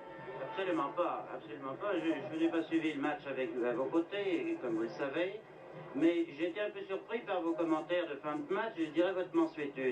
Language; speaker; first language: French; native; French